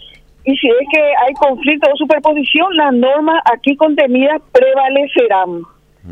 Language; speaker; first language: Spanish; native; Spanish